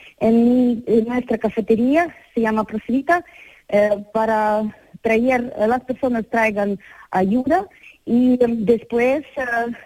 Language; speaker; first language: Spanish; non-native, learner; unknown